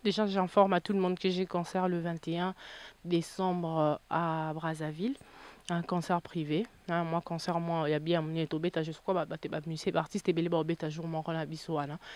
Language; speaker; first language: French; non-native, local second language; Lingala